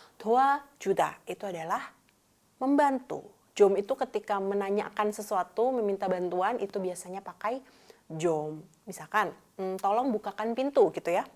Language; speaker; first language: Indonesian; native; Indonesian